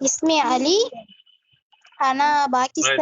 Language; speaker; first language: Arabic; non-native, learner; Tamil